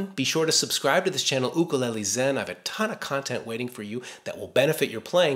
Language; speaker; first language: English; native; English